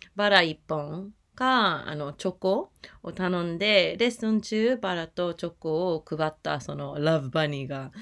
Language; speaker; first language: Japanese; non-native, learner; English